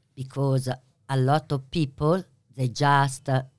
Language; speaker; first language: English; non-native, learner; Italian